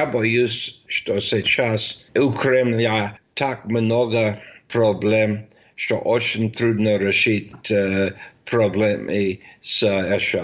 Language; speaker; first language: Russian; non-native, fluent; English